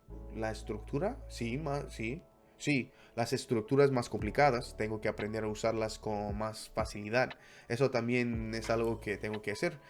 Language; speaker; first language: Spanish; non-native, fluent; English